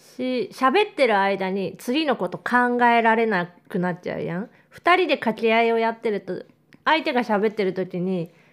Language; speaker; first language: Japanese; native; Japanese